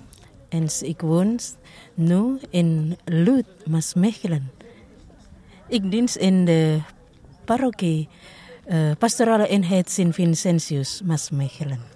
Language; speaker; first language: Dutch; non-native, learner; Indonesian